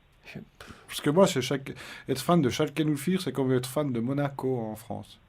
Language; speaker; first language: French; native; French